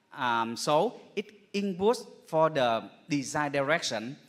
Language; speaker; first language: English; non-native, fluent; Vietnamese